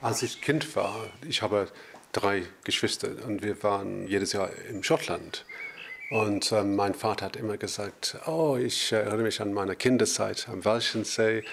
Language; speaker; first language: German; non-native, fluent; English